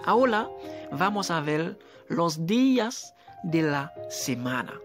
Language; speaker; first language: Spanish; non-native, local second language; Haitian Creole